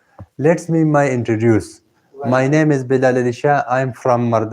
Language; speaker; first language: English; non-native, learner; Pashto